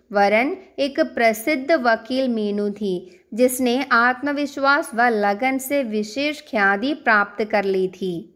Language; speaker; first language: Hindi; non-native, local second language; Malayalam